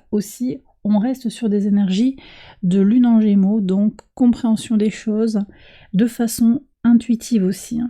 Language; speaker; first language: French; native; French